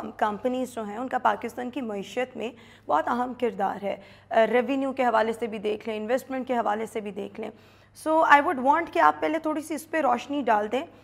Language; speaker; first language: Urdu; native; Urdu